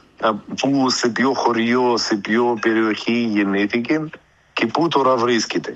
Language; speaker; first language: Greek; early bilingual, heritage; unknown